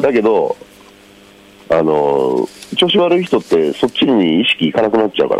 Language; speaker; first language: Japanese; native; Japanese